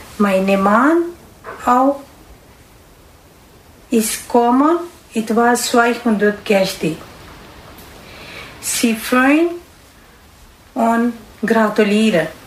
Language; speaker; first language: German; non-native, learner; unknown